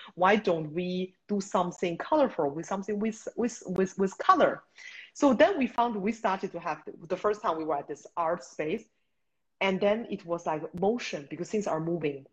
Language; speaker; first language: English; non-native, fluent; Chinese